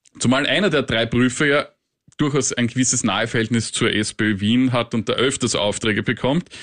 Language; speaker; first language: German; native; German